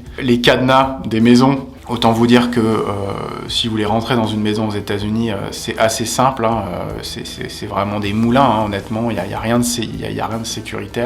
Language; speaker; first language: French; native; French